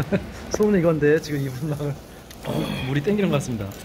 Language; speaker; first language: Korean; native; Korean